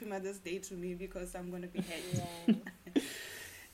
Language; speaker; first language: English; non-native, local second language; Venda